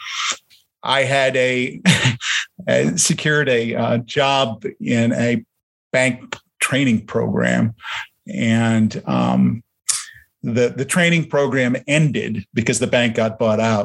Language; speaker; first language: English; early bilingual, other home language; German